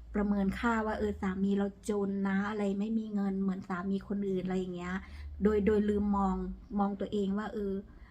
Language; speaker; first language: Thai; native; Thai